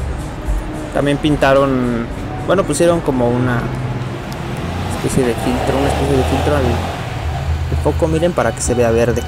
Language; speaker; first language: Spanish; native; Spanish